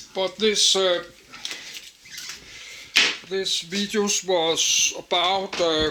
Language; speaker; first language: English; non-native, learner; Danish